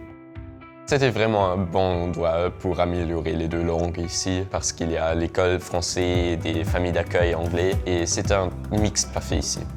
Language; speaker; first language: French; non-native, learner; German